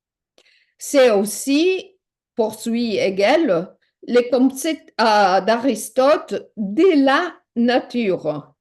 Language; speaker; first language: French; non-native, fluent; Italian